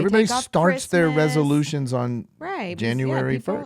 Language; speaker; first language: English; native; English